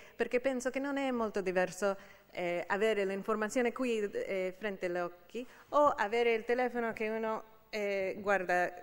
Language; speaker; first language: Italian; non-native, fluent; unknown